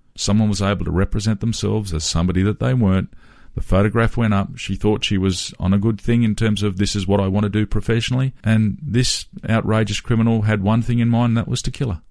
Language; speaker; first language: English; native; English